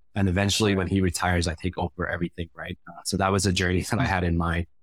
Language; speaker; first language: English; non-native, fluent; Khmer